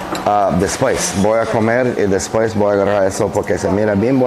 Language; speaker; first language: Spanish; non-native, learner; English